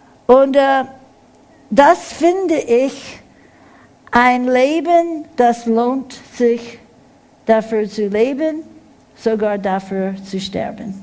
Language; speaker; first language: German; non-native, fluent; English